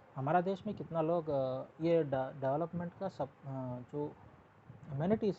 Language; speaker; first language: Hindi; non-native, local second language; Telugu